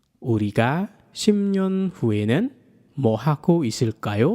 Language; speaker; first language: Korean; non-native, fluent; Khmer